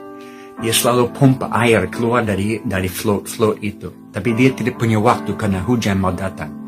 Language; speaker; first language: Indonesian; non-native, fluent; English